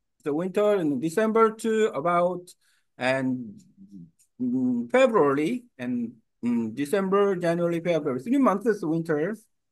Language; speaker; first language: English; non-native, learner; Korean